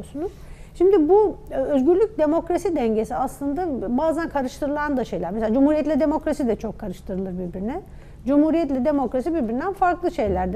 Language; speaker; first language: Turkish; native; Turkish